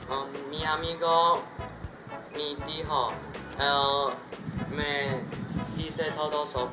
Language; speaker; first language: Spanish; non-native, learner; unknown